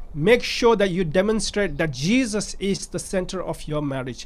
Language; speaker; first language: English; non-native, local second language; Nepali